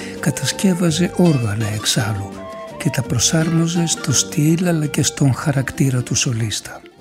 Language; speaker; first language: Greek; native; Greek